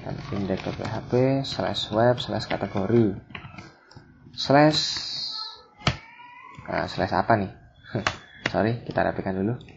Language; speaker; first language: Indonesian; native; Indonesian